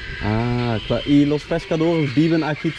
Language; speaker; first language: Spanish; non-native, learner; Dutch